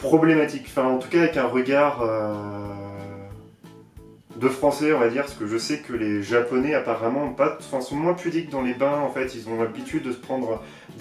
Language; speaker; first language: French; native; French